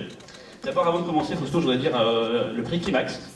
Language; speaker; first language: French; native; French